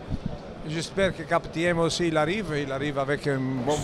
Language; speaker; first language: French; non-native, fluent; Italian